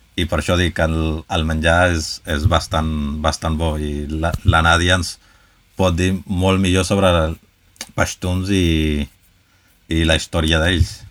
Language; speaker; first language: Catalan; early bilingual, other home language; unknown